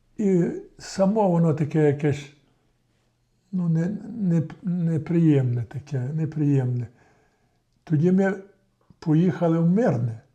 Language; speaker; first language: Ukrainian; native; Ukrainian